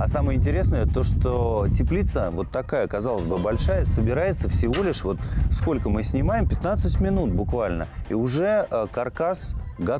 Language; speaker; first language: Russian; native; Russian